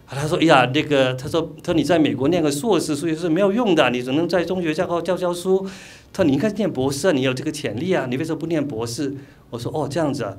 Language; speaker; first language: Chinese; non-native, local second language; Cantonese